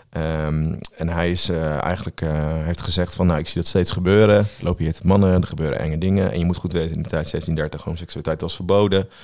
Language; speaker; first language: Dutch; native; Dutch